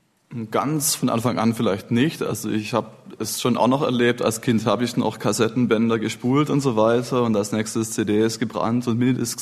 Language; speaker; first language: German; native; German